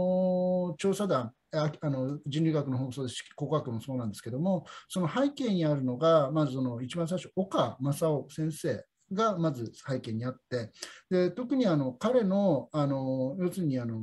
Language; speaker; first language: Japanese; native; Japanese